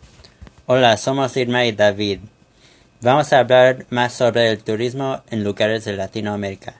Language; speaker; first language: Spanish; non-native, fluent; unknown